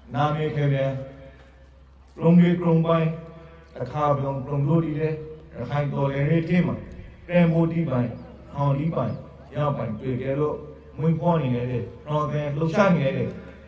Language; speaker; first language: Burmese; native; Burmese